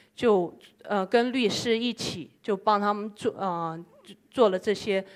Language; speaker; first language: Chinese; non-native, fluent; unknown